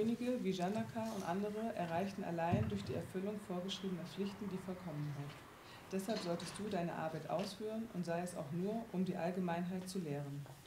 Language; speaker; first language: German; native; German